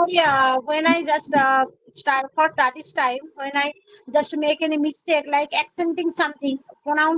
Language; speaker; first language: English; non-native, learner; Bangla